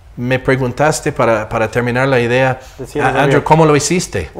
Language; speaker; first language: Spanish; non-native, fluent; English